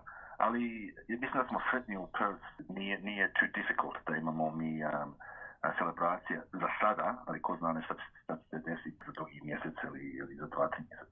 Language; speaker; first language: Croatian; early bilingual, heritage; Croatian